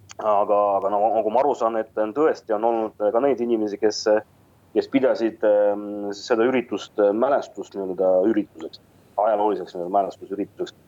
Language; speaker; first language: Estonian; non-native, local second language; Russian